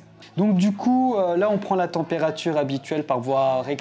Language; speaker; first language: French; native; French